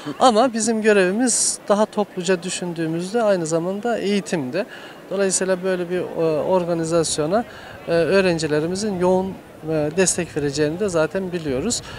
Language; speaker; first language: Turkish; native; Turkish